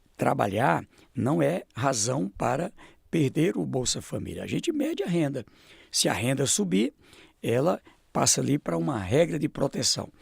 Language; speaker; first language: Portuguese; native; Portuguese